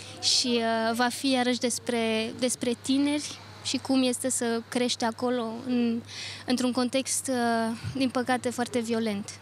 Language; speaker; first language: Romanian; early bilingual, other home language; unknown